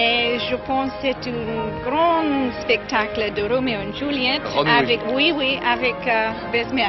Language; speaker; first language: French; non-native, learner; English